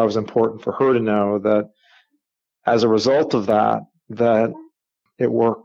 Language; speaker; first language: English; native; English